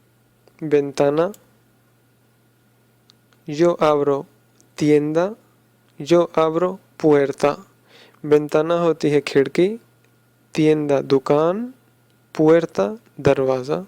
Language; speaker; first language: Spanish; non-native, fluent; Urdu